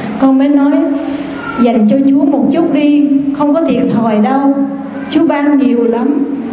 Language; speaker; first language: Vietnamese; native; Vietnamese